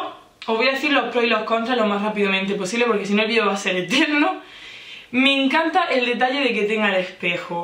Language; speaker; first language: Spanish; native; Spanish